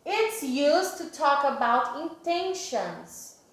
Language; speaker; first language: English; non-native, fluent; Portuguese